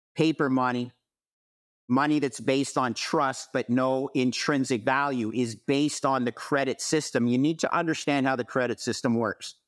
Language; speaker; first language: English; native; English